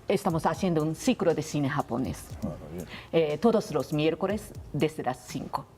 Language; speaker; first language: Spanish; non-native, learner; Japanese